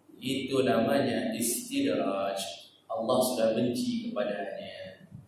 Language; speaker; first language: Malay; non-native, local second language; Achinese